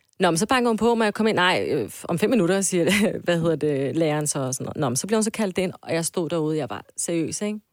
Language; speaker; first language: Danish; early bilingual, other home language; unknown